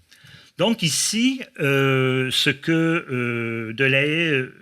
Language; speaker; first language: French; native; French